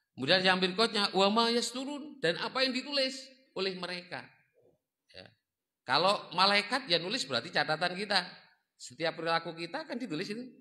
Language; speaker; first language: Indonesian; non-native, local second language; Javanese